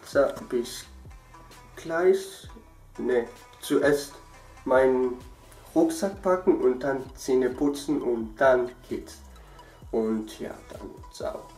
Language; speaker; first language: German; early bilingual, other home language; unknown